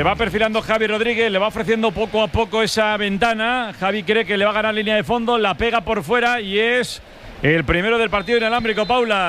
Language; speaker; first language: Spanish; native; Spanish